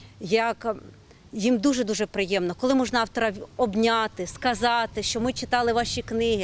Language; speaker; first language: Ukrainian; native; Ukrainian